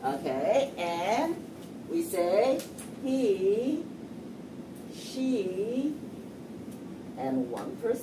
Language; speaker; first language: English; non-native, fluent; Chinese